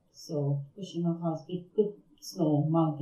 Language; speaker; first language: English; non-native, learner; Japanese